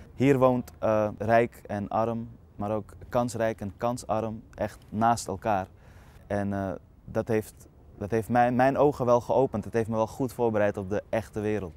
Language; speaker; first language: Dutch; early bilingual, other home language; Persian